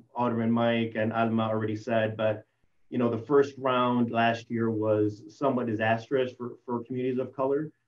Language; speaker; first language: English; early bilingual, other home language; Spanish